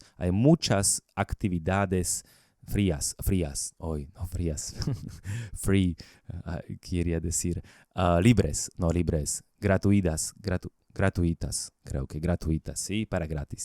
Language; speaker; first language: Spanish; non-native, learner; Slovak